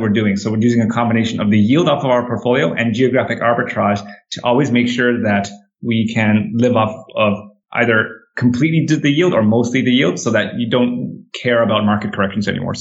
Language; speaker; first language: English; native; English